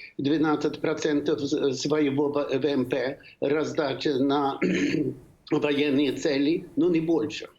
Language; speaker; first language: Russian; non-native, fluent; Swedish